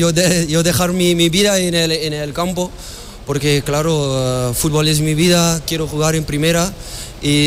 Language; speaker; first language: Spanish; non-native, learner; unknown